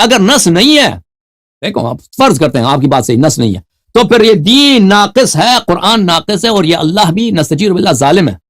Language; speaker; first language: Urdu; non-native, fluent; Persian